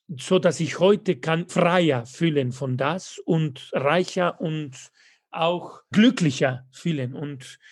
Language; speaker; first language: German; non-native, fluent; Spanish